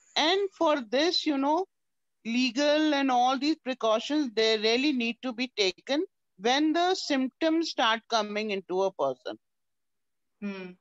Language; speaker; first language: English; non-native, local second language; Hindi